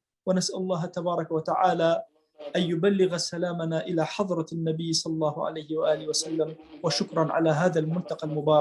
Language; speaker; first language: Arabic; non-native, local second language; Kurdish